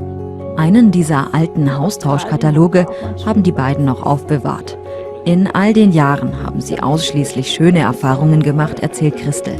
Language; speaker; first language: German; native; German